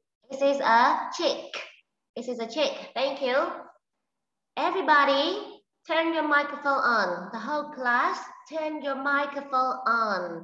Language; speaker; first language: English; non-native, fluent; Vietnamese